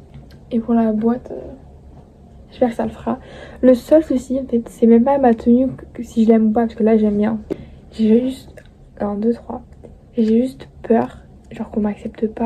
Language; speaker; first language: French; native; French